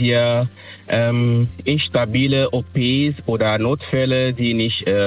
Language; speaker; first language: German; non-native, fluent; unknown